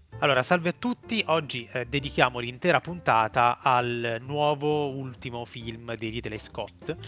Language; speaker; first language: Italian; native; Italian